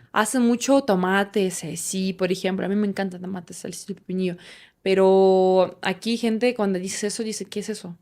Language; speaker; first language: Spanish; non-native, fluent; Russian